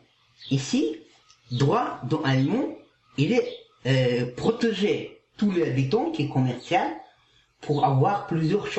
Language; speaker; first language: French; non-native, learner; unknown